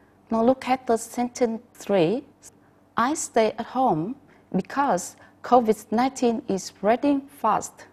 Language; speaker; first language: English; non-native, fluent; Vietnamese